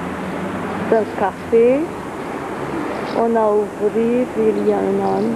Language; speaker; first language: French; non-native, fluent; Hungarian